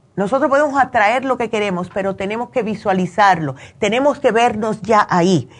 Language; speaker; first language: Spanish; native; Spanish